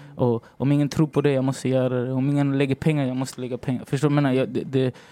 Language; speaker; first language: Swedish; early bilingual, other home language; Spanish